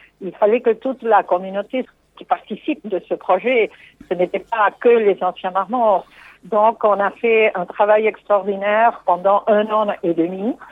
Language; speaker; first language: French; non-native, fluent; Spanish